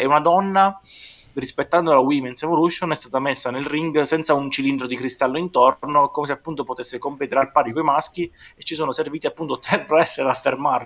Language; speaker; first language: Italian; native; Italian